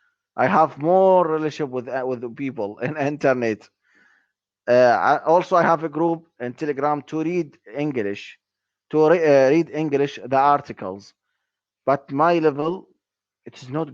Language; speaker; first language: English; non-native, learner; Arabic